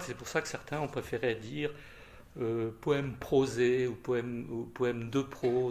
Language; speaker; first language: French; native; French